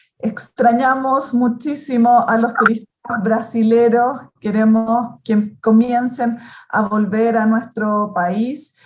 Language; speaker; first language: Spanish; native; Spanish